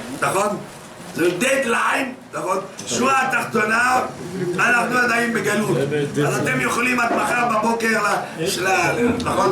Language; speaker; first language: Hebrew; non-native, fluent; French